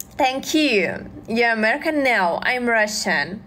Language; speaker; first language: English; non-native, learner; Russian